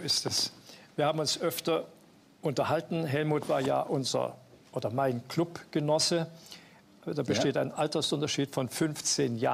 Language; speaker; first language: German; native; German